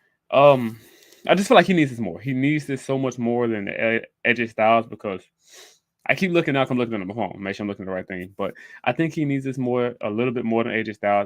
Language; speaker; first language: English; native; English